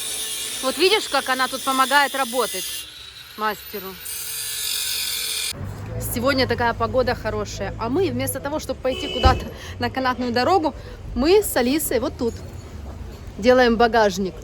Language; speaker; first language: Russian; native; Russian